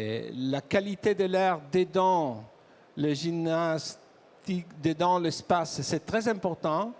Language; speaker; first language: French; non-native, learner; Italian